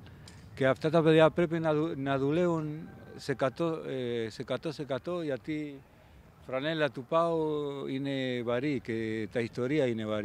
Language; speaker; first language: Greek; non-native, learner; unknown